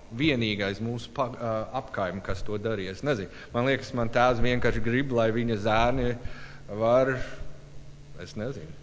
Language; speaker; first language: Latvian; non-native, learner; English